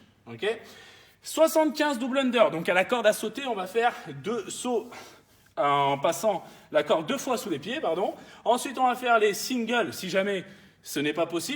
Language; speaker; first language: French; native; French